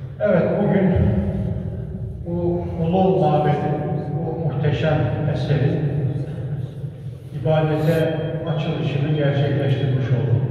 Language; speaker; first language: Turkish; native; Turkish